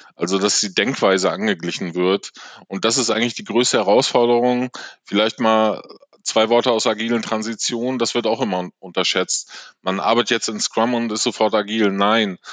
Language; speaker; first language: German; native; German